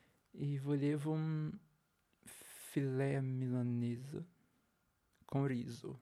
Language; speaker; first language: Italian; non-native, learner; Portuguese